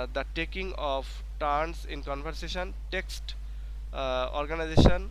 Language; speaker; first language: English; non-native, local second language; Bangla